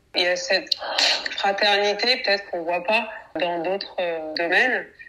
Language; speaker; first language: French; early bilingual, other home language; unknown